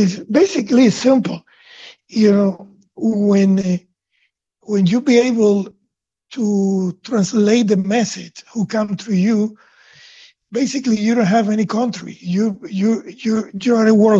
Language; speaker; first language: English; non-native, fluent; Spanish